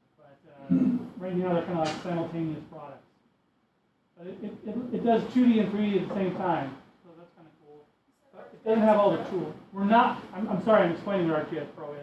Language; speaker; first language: English; native; English